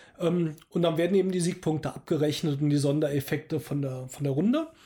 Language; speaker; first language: German; native; German